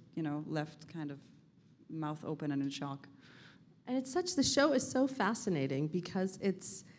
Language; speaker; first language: English; non-native, fluent; Hebrew